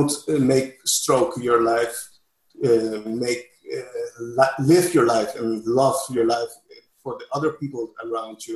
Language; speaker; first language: English; non-native, fluent; Papiamento